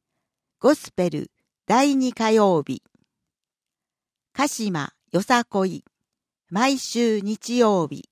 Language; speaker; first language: Japanese; native; Japanese